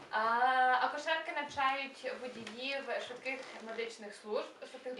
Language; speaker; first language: Ukrainian; native; Ukrainian